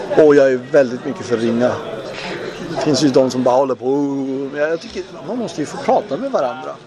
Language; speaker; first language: Swedish; early bilingual, other home language; Turoyo